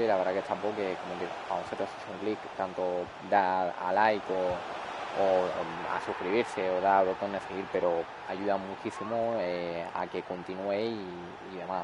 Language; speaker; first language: Spanish; native; Spanish